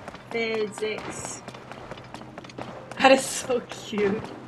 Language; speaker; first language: English; non-native, fluent; Korean